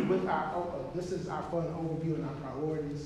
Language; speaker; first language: English; native; English